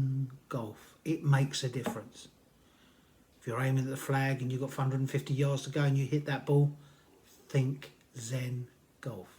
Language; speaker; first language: English; native; English